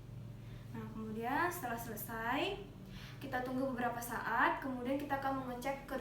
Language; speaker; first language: Indonesian; native; Indonesian